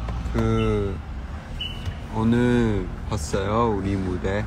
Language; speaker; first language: Korean; non-native, learner; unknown